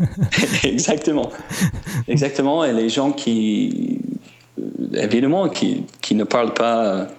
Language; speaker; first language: French; non-native, fluent; English